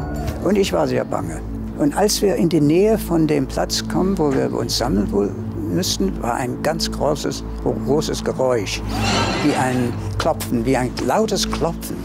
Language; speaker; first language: German; early bilingual, heritage; German